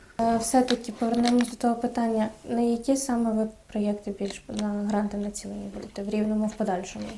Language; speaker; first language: Ukrainian; native; Ukrainian